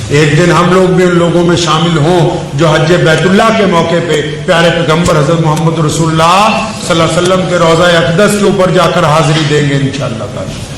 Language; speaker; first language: Urdu; non-native, local second language; Punjabi